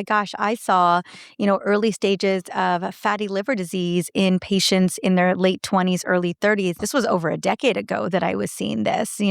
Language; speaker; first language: English; native; English